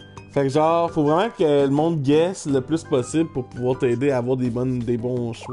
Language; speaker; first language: French; native; French